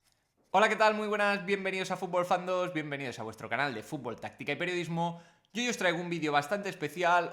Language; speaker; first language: Spanish; native; Spanish